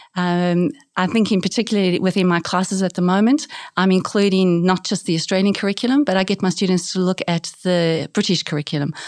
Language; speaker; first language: English; native; English